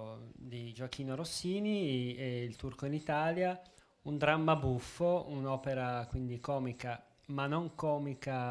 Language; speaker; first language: Italian; native; Italian